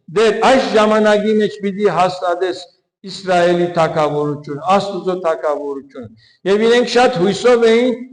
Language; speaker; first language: Armenian; early bilingual, heritage; Armenian